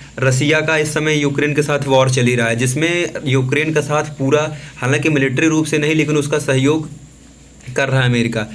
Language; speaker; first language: Hindi; native; Hindi